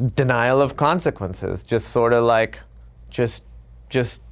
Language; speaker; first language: English; non-native, local second language; Urdu